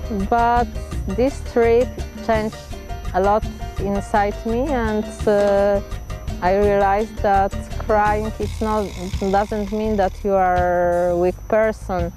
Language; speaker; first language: English; non-native, learner; Polish